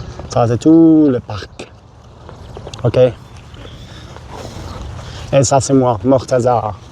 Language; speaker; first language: French; non-native, learner; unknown